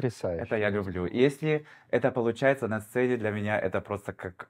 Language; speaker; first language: Russian; early bilingual, heritage; Russian